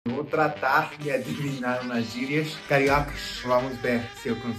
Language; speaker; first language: Portuguese; non-native, fluent; Spanish